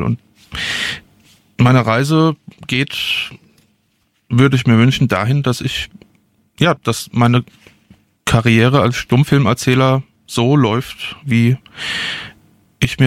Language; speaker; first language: German; native; German